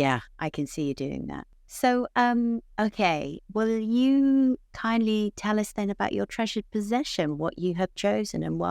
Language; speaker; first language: English; native; English